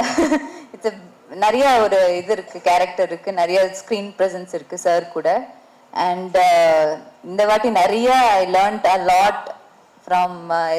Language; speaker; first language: Tamil; early bilingual, heritage; Tamil